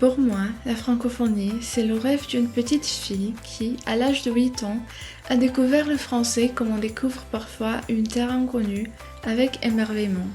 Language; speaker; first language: French; non-native, fluent; Romanian